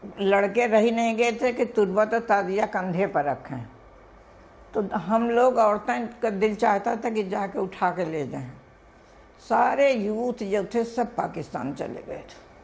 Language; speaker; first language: Urdu; native; Urdu